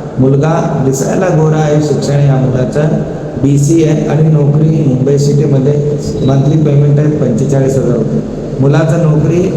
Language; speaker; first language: Marathi; non-native, local second language; Kannada